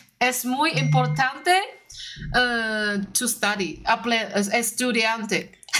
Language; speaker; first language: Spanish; non-native, learner; Chinese